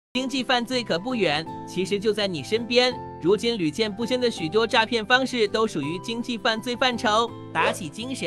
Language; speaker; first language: Chinese; native; Chinese